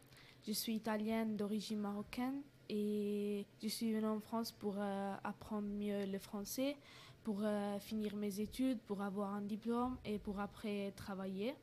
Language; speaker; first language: French; non-native, learner; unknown